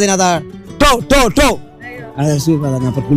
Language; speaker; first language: Arabic; non-native, learner; Tamil